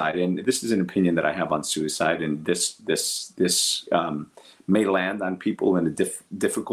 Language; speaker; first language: English; early bilingual, other home language; Portuguese